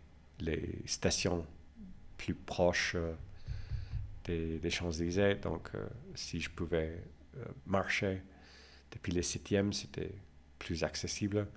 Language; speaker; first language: French; non-native, fluent; English